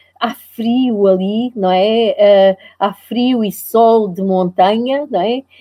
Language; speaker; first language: Portuguese; native; Portuguese